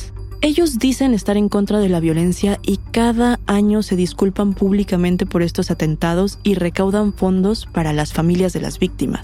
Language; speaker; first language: Spanish; native; Spanish